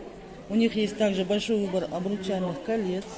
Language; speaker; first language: Russian; native; Russian